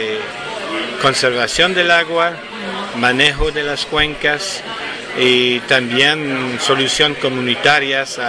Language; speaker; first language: Spanish; non-native, fluent; French